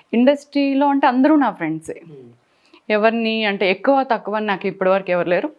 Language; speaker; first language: Telugu; native; Telugu